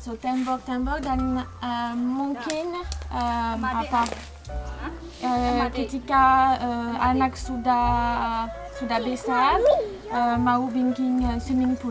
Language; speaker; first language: Indonesian; non-native, learner; French